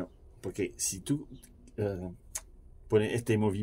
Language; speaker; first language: Spanish; non-native, learner; French